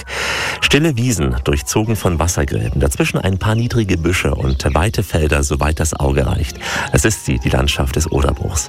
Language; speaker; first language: German; native; German